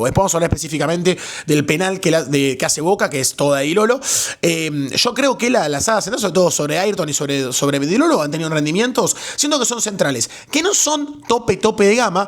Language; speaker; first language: Spanish; native; Spanish